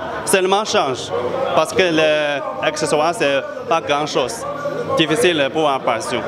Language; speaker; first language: French; non-native, learner; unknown